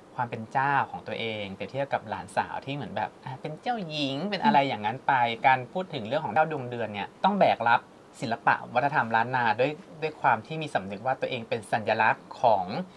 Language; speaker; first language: Thai; native; Thai